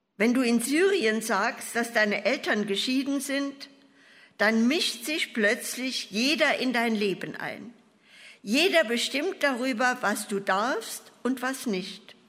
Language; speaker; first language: German; native; German